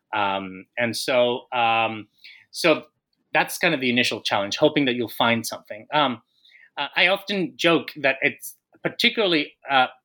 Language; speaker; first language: English; non-native, fluent; Spanish